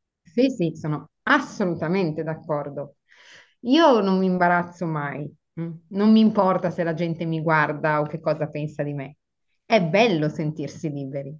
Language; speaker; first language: Italian; native; Italian